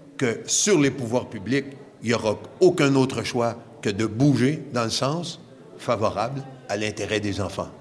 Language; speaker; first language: French; native; French